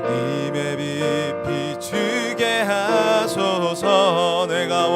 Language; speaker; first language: Korean; native; Korean